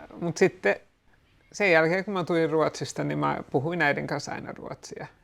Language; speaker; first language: Finnish; native; Finnish